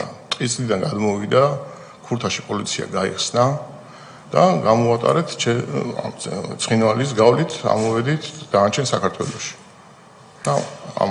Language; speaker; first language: Georgian; native; Georgian